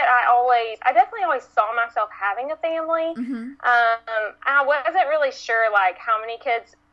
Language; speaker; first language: English; native; English